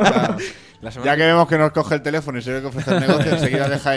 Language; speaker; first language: Spanish; native; Spanish